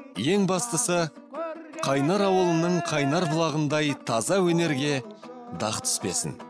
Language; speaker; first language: Kazakh; native; Kazakh